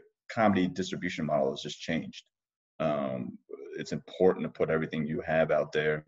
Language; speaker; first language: English; native; English